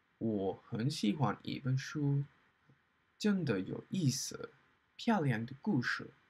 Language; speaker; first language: Chinese; non-native, learner; English